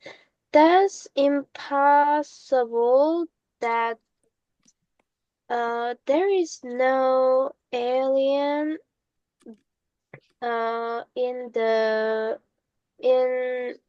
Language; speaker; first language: English; non-native, learner; Korean